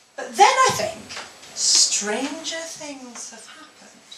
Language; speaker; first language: English; native; English